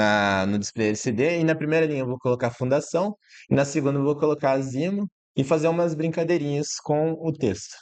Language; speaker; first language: Portuguese; native; Portuguese